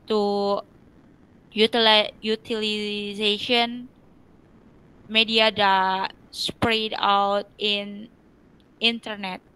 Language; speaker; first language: English; non-native, learner; Indonesian